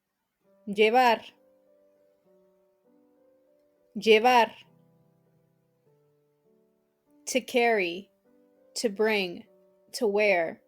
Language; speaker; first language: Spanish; non-native, fluent; English